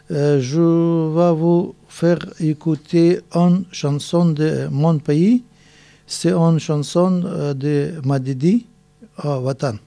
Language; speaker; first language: French; non-native, learner; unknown